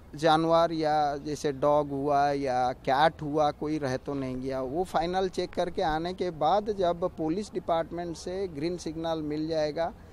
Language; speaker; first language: Hindi; non-native, local second language; Odia